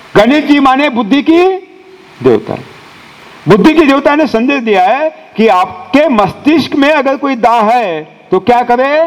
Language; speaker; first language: Hindi; non-native, local second language; Marathi